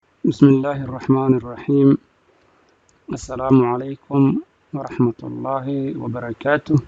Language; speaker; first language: Arabic; non-native, fluent; Somali